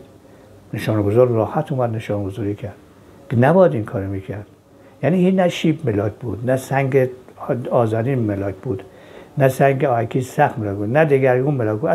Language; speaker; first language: Persian; native; Persian